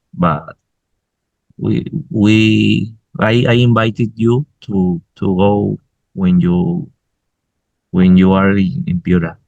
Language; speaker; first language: English; non-native, learner; Spanish